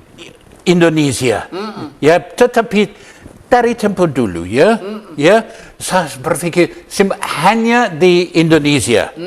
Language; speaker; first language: Indonesian; non-native, learner; English